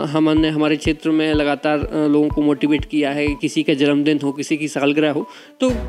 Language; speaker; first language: Hindi; native; Hindi